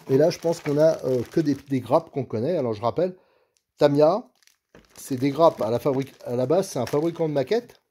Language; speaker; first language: French; native; French